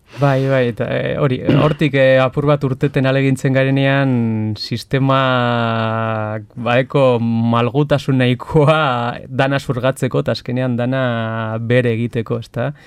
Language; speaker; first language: Basque; non-native, local second language; Spanish